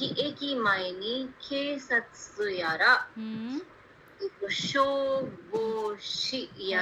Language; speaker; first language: Japanese; non-native, learner; Hindi